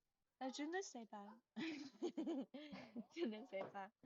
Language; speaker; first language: French; non-native, learner; Chinese